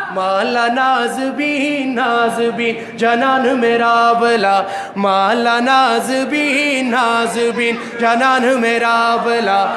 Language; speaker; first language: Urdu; non-native, local second language; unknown